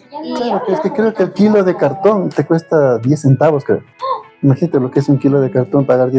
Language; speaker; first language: Spanish; native; Spanish